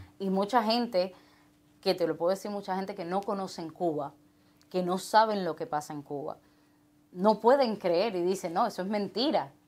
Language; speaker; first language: Spanish; native; Spanish